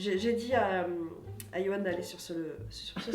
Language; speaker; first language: French; native; French